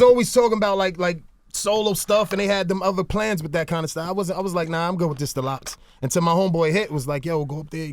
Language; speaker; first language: English; native; English